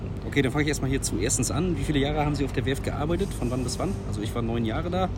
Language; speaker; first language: German; native; German